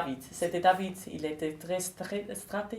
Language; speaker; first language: French; non-native, local second language; German